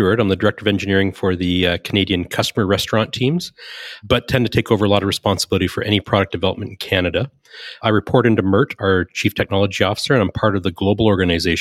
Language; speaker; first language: English; native; English